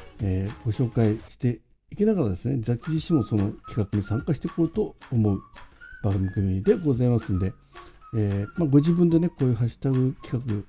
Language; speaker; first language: Japanese; native; Japanese